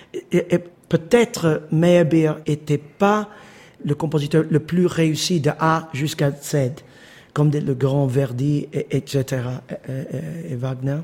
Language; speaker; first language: French; non-native, fluent; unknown